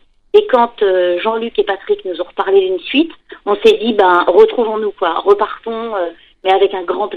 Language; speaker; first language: French; native; French